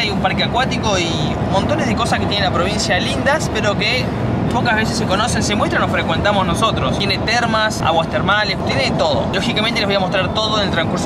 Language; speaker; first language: Spanish; native; Spanish